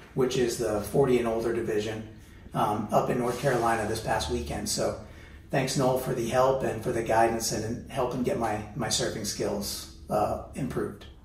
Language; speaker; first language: English; native; English